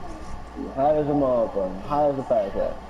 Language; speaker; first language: English; native; English